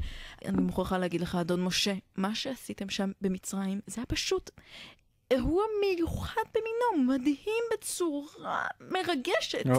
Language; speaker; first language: Hebrew; native; Hebrew